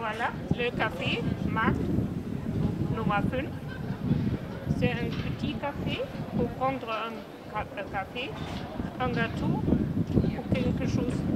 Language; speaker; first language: French; non-native, learner; German